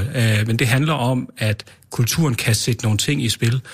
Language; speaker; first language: Danish; native; Danish